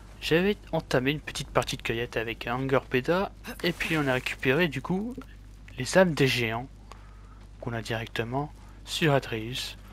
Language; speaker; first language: French; native; French